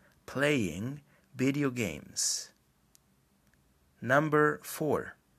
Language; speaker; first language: English; non-native, fluent; Spanish